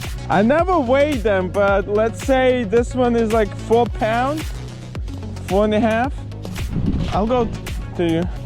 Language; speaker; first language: English; non-native, fluent; Ukrainian